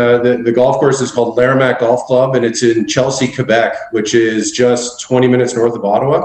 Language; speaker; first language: English; native; English